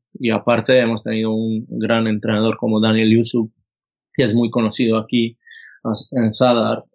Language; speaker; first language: Spanish; non-native, fluent; Croatian